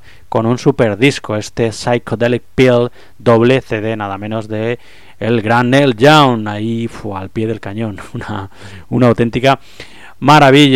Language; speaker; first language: Spanish; native; Spanish